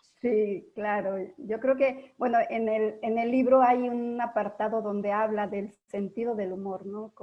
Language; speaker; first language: Spanish; native; Spanish